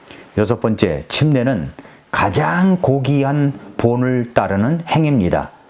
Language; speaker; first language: Korean; native; Korean